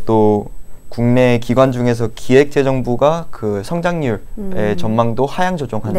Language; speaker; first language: Korean; native; Korean